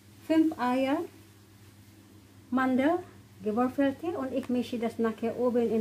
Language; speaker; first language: German; non-native, learner; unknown